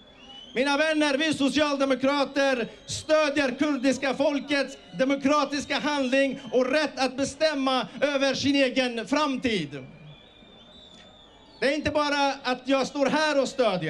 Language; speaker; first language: Swedish; early bilingual, other home language; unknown